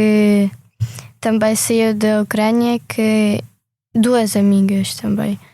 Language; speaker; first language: Portuguese; early bilingual, other home language; Ukrainian